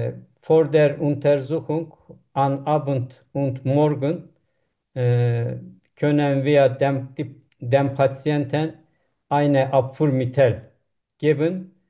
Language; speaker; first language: German; non-native, learner; Turkish